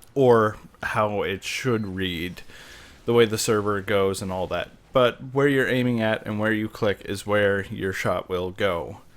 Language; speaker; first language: English; native; English